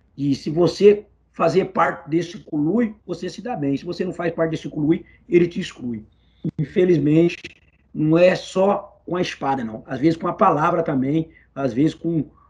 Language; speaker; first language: Portuguese; native; Portuguese